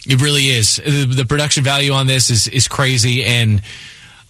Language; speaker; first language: English; native; English